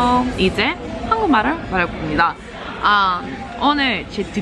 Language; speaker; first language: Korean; non-native, learner; English